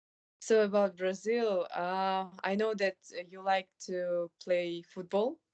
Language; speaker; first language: English; non-native, fluent; Kyrgyz